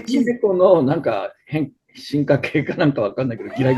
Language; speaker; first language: Japanese; native; Japanese